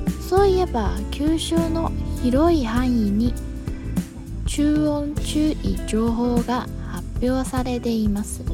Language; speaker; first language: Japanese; non-native, learner; Chinese